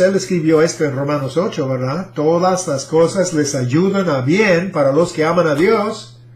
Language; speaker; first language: Spanish; non-native, fluent; English